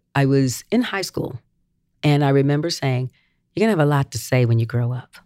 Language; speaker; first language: English; native; English